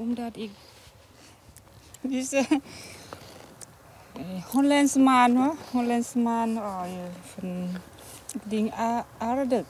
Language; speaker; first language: Dutch; non-native, learner; Thai